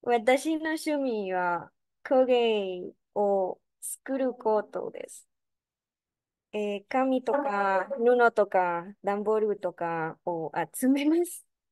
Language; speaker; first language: Japanese; non-native, learner; Spanish